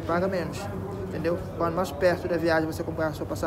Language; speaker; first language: Portuguese; non-native, local second language; Kabuverdianu